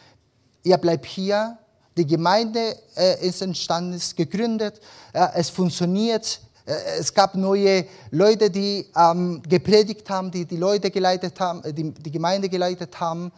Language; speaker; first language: German; early bilingual, other home language; Spanish